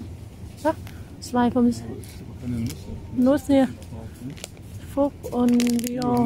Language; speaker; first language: German; non-native, learner; Vietnamese